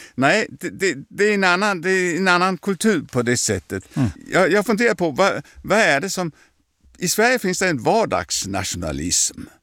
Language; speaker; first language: Swedish; native; Swedish